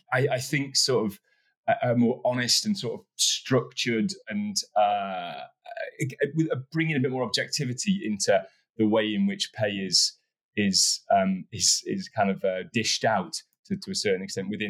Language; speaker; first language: English; native; English